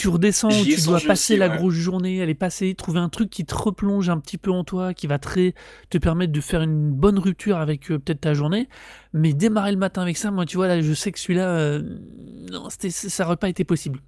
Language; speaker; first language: French; native; French